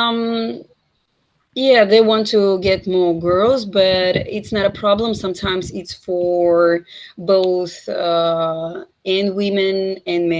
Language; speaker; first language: English; non-native, fluent; Russian